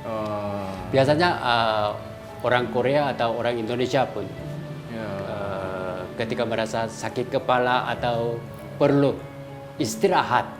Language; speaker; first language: Indonesian; non-native, fluent; Korean